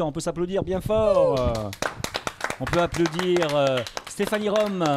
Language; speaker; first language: French; native; French